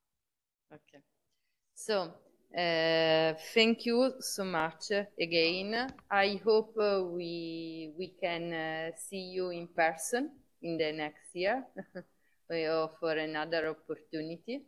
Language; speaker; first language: English; non-native, fluent; Italian